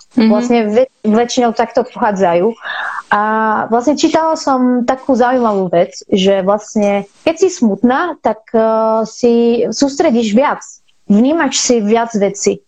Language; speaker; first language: Slovak; non-native, fluent; Arabic